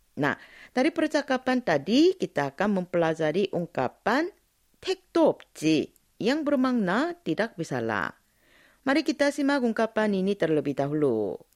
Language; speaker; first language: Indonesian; non-native, fluent; Korean